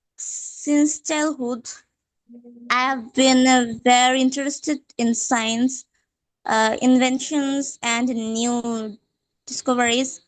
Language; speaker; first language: English; non-native, fluent; Bangla